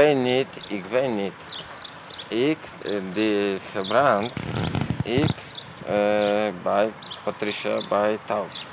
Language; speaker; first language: Dutch; non-native, learner; Polish